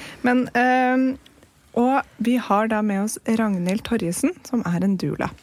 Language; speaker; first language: Norwegian; native; Norwegian